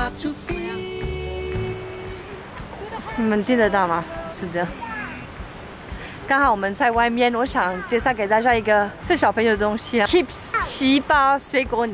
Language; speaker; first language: Chinese; non-native, fluent; French